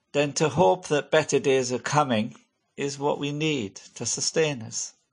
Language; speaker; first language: English; native; English